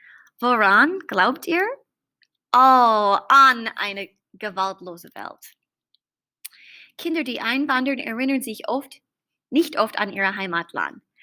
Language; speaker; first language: German; non-native, fluent; English